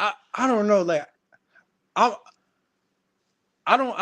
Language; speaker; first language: English; native; English